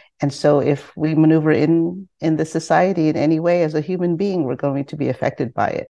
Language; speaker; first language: English; non-native, local second language; Filipino